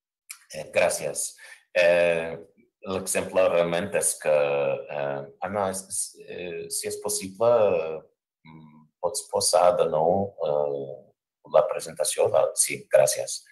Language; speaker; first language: Catalan; non-native, fluent; English